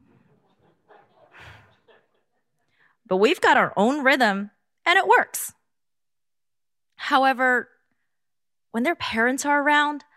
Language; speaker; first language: English; non-native, local second language; Cantonese